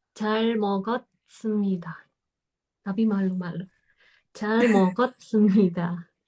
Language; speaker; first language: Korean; non-native, fluent; Indonesian